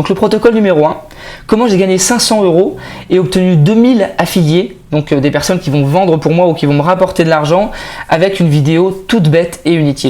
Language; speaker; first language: French; native; French